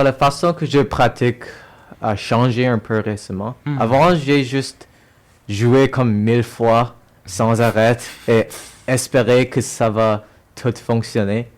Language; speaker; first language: French; non-native, local second language; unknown